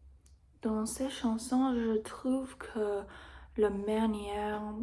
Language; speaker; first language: French; non-native, learner; English